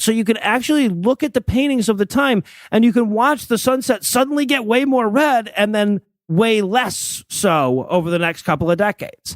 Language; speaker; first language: English; native; English